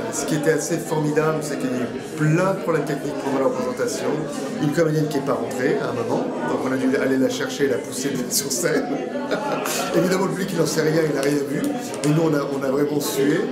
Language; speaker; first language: French; non-native, fluent; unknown